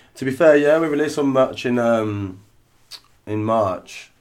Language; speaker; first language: English; native; English